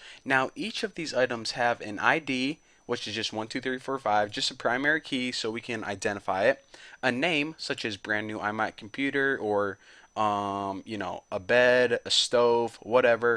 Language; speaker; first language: English; native; English